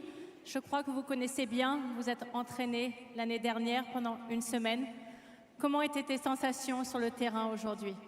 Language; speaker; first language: French; native; French